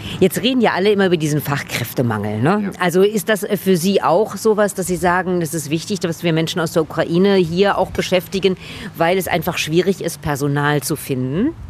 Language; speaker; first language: German; native; German